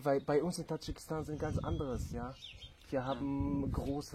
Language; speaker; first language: German; non-native, fluent; Tajik